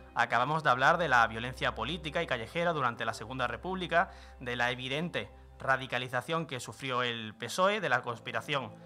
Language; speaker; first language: Spanish; native; Spanish